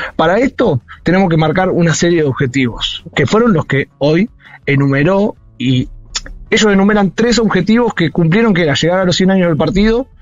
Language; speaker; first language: Spanish; native; Spanish